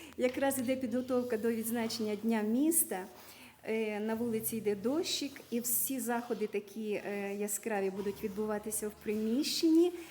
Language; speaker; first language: Ukrainian; native; Ukrainian